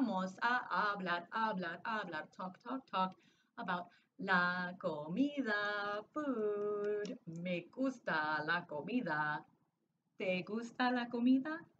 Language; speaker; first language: Spanish; non-native, fluent; English